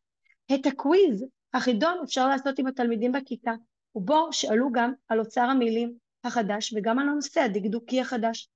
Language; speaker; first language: Hebrew; native; Hebrew